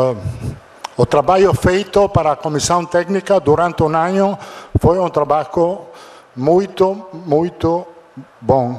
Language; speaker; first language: Portuguese; non-native, fluent; Italian